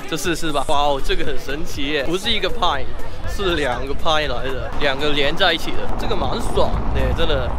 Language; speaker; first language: Chinese; native; Chinese